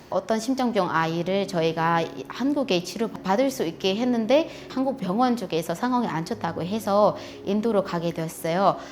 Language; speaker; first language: Korean; non-native, fluent; Burmese